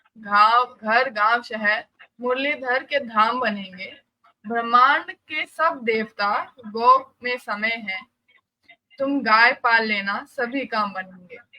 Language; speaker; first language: Hindi; native; Hindi